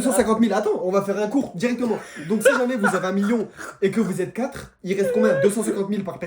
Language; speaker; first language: French; native; French